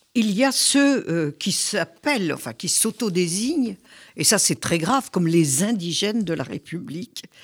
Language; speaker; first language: French; native; French